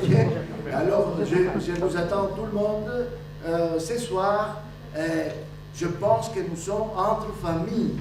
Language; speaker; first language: French; non-native, fluent; Greek